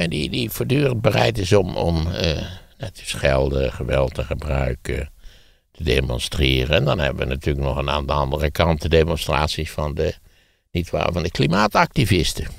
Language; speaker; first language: Dutch; native; Dutch